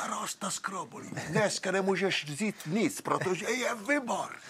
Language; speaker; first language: Czech; non-native, learner; Italian